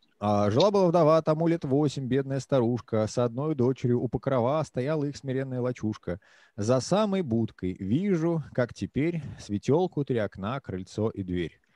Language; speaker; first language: Russian; native; Russian